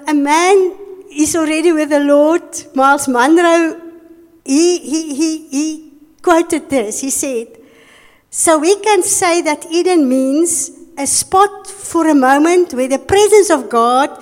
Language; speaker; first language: English; non-native, local second language; Afrikaans